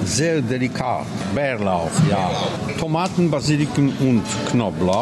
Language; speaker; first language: German; non-native, learner; Polish